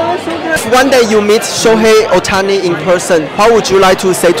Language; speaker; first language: English; non-native, fluent; Chinese